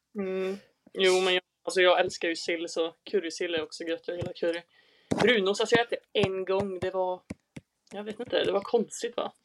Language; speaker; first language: Swedish; native; Swedish